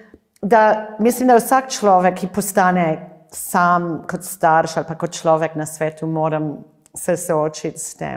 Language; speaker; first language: Slovenian; non-native, fluent; English